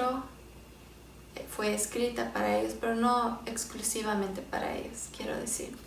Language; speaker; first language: Spanish; early bilingual, heritage; Spanish